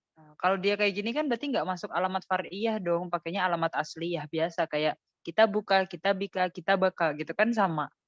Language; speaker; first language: Indonesian; native; Indonesian